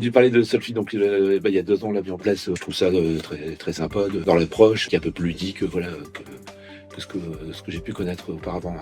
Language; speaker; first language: French; native; French